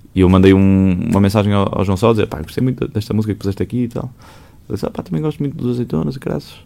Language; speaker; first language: Portuguese; native; Portuguese